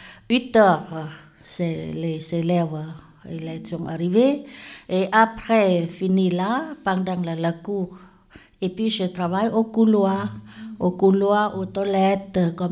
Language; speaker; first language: French; non-native, learner; Lao